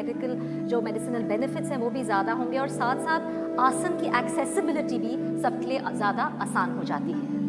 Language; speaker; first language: Hindi; native; Hindi